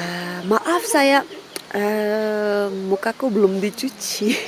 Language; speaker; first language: Indonesian; non-native, learner; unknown